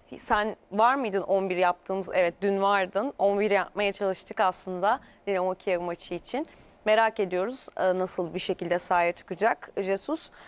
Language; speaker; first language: Turkish; native; Turkish